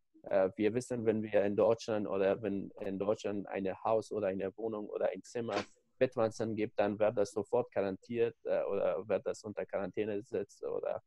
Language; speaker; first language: German; non-native, learner; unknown